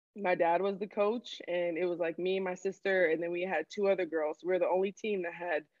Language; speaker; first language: English; native; English